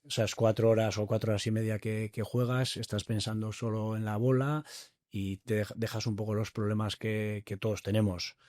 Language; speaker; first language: Spanish; native; Spanish